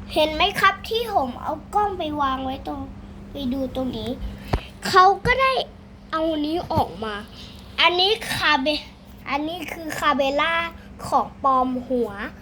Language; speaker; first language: Thai; native; Thai